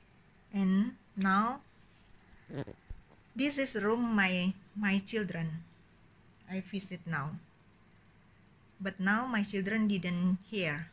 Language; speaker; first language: English; non-native, learner; Indonesian